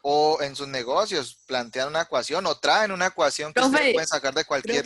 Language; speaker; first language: Spanish; native; Spanish